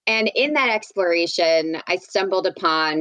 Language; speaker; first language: English; native; English